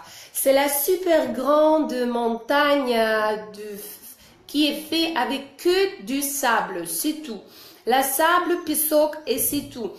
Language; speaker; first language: French; non-native, fluent; Russian